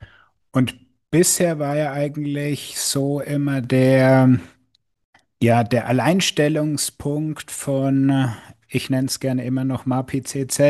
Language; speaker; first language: German; native; German